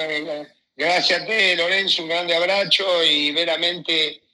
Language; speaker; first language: Italian; non-native, fluent; Spanish